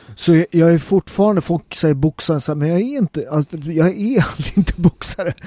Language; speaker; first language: Swedish; native; Swedish